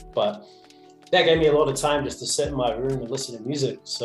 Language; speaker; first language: English; native; English